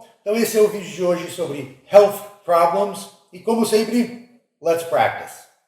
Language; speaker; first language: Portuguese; non-native, fluent; English